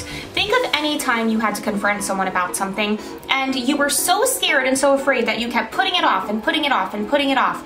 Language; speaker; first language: English; native; English